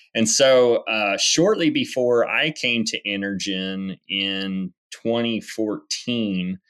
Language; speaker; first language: English; native; English